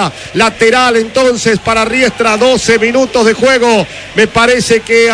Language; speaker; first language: Spanish; native; Spanish